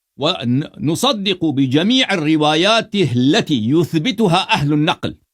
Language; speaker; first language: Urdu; non-native, fluent; Persian